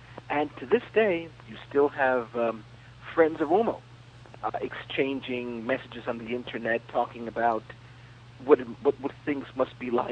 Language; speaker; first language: English; early bilingual, other home language; Spanish